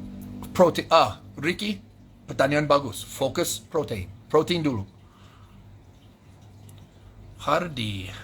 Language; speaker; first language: Indonesian; non-native, fluent; English